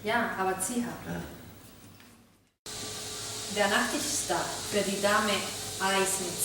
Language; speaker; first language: German; non-native, learner; Spanish